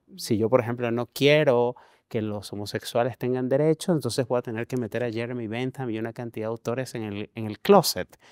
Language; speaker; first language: Spanish; native; Spanish